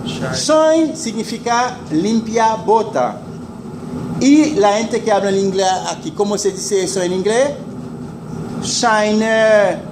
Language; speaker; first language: Spanish; non-native, fluent; Haitian Creole